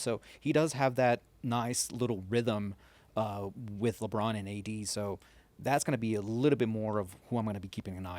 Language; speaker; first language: English; native; English